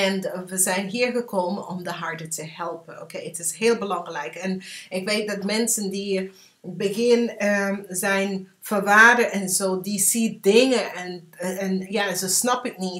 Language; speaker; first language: Dutch; early bilingual, heritage; English